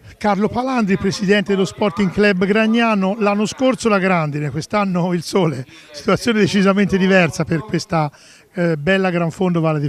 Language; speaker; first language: Italian; native; Italian